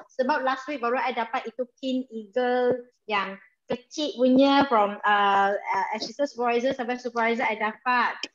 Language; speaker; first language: Malay; non-native, local second language; Chinese